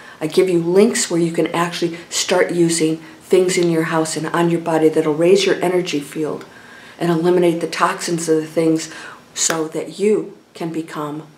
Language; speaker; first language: English; native; English